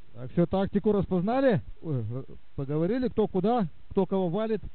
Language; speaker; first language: Russian; native; Russian